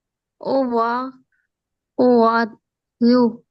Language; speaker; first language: French; non-native, learner; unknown